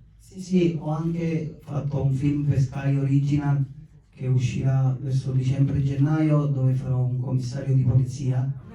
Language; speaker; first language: Italian; native; Italian